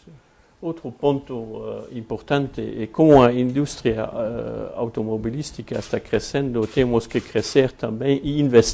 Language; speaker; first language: Portuguese; non-native, fluent; French